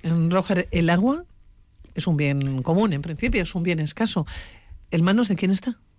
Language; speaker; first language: Spanish; native; Spanish